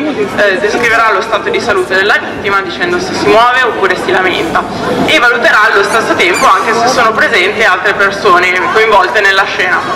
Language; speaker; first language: Italian; native; Italian